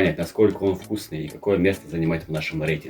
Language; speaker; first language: Russian; native; Russian